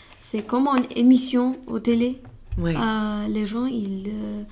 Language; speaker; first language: French; non-native, learner; Romanian